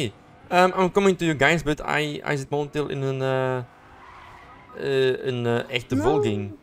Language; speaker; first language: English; non-native, learner; Dutch